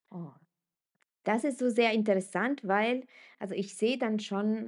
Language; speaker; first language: German; non-native, fluent; Italian